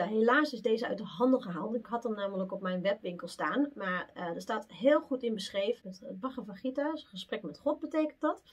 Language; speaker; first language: Dutch; native; Dutch